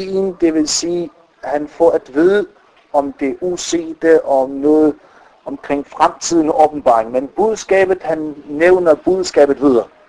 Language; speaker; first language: Danish; non-native, fluent; Arabic